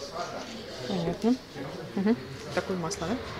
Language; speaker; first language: Russian; native; Russian